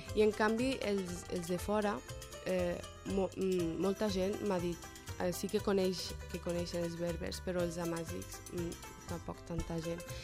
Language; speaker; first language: Catalan; early bilingual, other home language; Berber languages